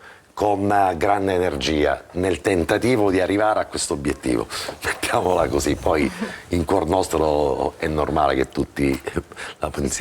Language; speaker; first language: Italian; native; Italian